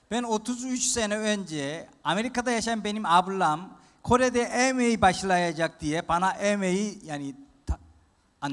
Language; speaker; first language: Turkish; non-native, fluent; Korean